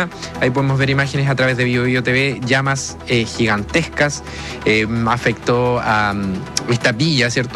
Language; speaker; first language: Spanish; native; Spanish